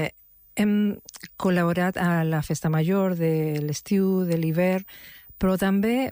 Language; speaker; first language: Catalan; non-native, local second language; Spanish